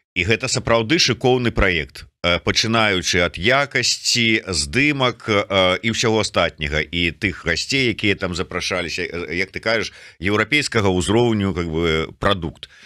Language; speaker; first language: Belarusian; non-native, local second language; Russian